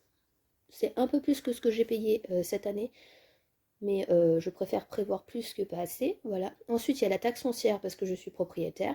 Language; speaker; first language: French; native; French